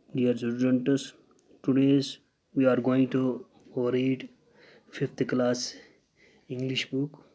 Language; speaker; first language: English; non-native, local second language; Urdu